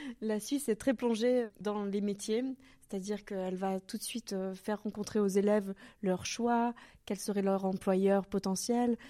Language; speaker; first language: French; native; French